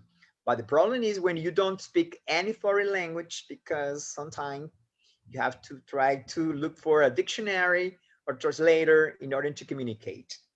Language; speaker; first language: English; non-native, fluent; Spanish